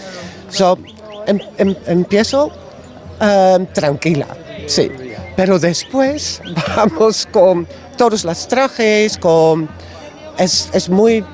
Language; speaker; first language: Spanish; non-native, learner; Dutch